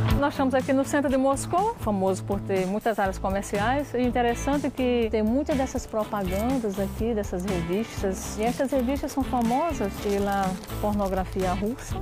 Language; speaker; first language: Portuguese; native; Portuguese